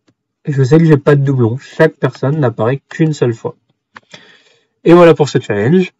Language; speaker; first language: French; native; French